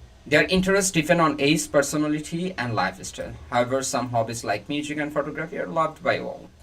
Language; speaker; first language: English; non-native, local second language; Bangla